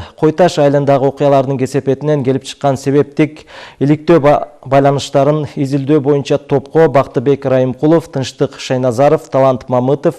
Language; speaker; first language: Kyrgyz; native; Kyrgyz